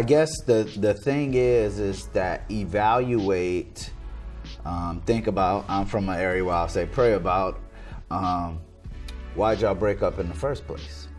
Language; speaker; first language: English; native; English